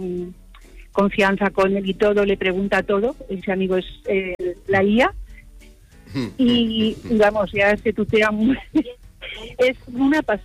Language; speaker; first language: Spanish; native; Spanish